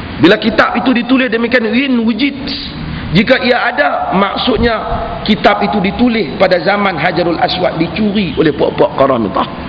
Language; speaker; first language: Malay; native; Malay